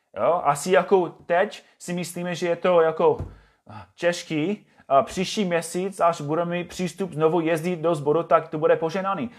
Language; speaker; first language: Czech; non-native, fluent; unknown